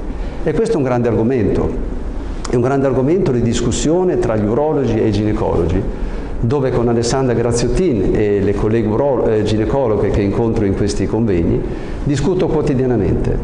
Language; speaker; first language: Italian; native; Italian